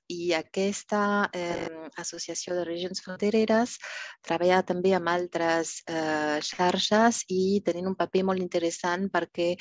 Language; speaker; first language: Catalan; non-native, learner; French